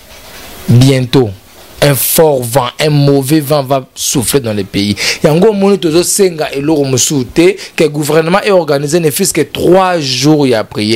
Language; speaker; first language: French; non-native, local second language; Lingala